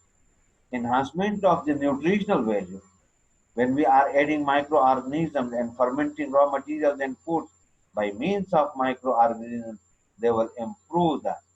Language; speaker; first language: English; non-native, local second language; Urdu